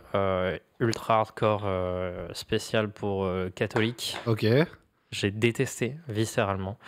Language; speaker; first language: French; native; French